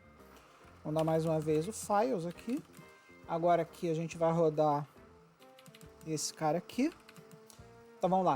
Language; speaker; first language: Portuguese; native; Portuguese